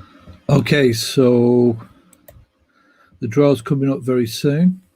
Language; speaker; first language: English; native; English